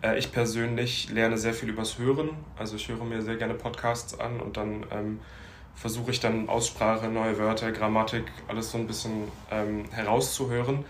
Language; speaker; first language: German; native; German